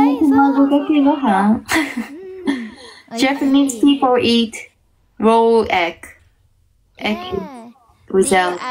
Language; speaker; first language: English; non-native, fluent; Japanese